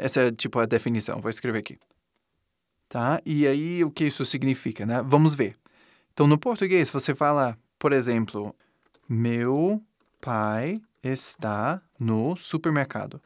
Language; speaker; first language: Portuguese; non-native, fluent; English